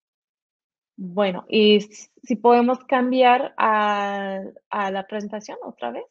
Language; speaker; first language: Spanish; early bilingual, heritage; Spanish